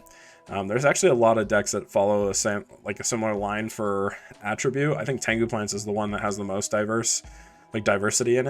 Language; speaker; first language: English; native; English